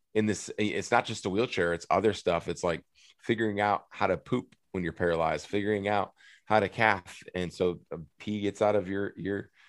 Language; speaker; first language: English; native; English